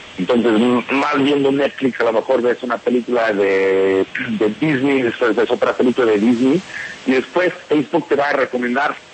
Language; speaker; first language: Spanish; non-native, fluent; English